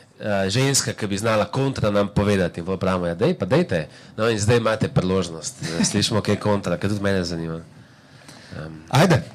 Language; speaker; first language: Slovenian; native; Slovenian